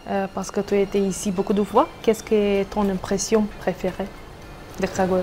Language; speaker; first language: French; non-native, learner; Serbian